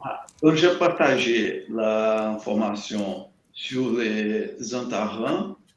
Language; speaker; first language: French; non-native, learner; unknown